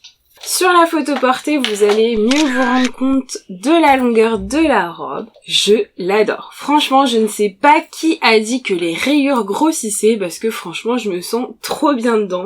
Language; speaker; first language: French; native; French